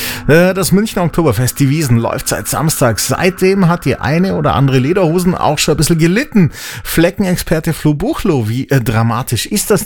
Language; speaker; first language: German; native; German